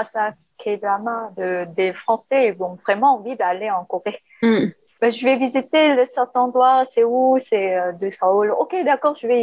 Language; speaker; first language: French; non-native, learner; Korean